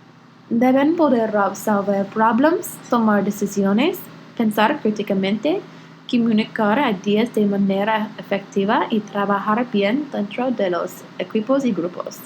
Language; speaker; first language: Spanish; non-native, learner; English